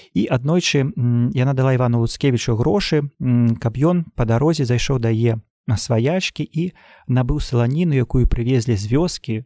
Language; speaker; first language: Belarusian; native; Belarusian